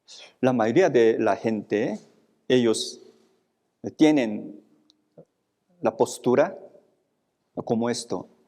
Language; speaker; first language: Spanish; non-native, fluent; Korean